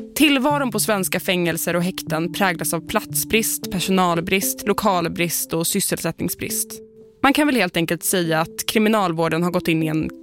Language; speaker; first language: Swedish; native; Swedish